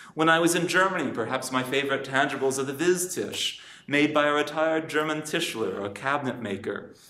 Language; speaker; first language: English; native; English